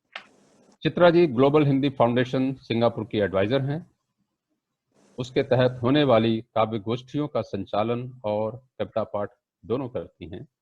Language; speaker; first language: Hindi; native; Hindi